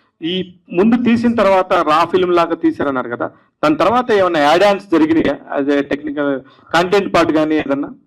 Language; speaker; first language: Telugu; native; Telugu